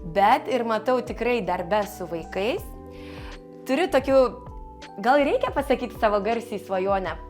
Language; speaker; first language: Lithuanian; native; Lithuanian